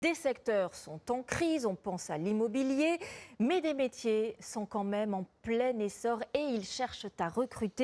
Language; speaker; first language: French; native; French